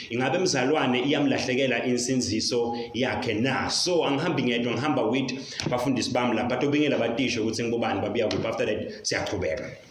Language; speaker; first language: Zulu; non-native, local second language; Swati